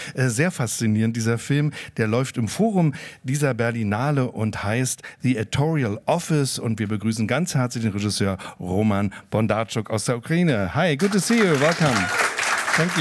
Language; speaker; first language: German; native; German